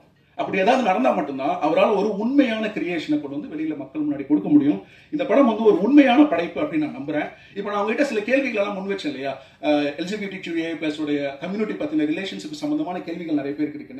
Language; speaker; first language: Tamil; native; Tamil